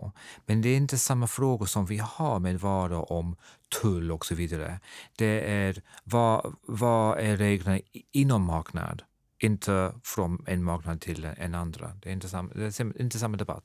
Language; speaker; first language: Swedish; non-native, fluent; English